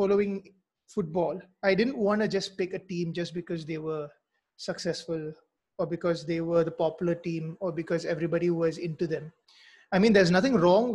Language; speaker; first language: English; non-native, local second language; Mizo